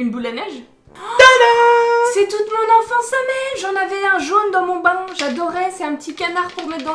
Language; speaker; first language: French; native; French